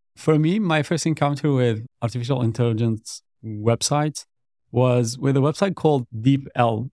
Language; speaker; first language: English; non-native, fluent; Arabic